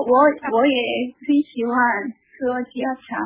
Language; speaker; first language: Chinese; non-native, learner; Korean